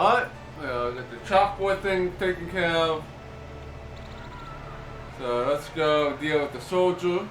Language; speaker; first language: English; native; English